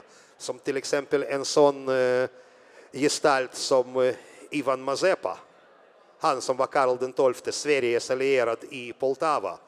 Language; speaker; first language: Swedish; non-native, fluent; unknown